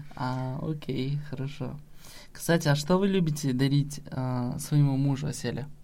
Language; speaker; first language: Russian; non-native, local second language; Kazakh